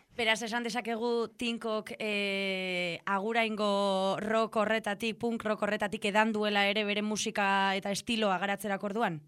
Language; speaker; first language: Basque; non-native, local second language; Spanish